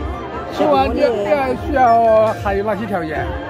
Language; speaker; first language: Chinese; native; Chinese